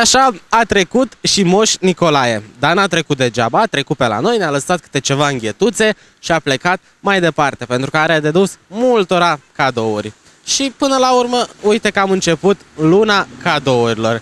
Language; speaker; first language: Romanian; native; Romanian